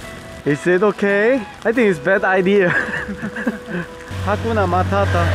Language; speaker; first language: English; non-native, learner; Korean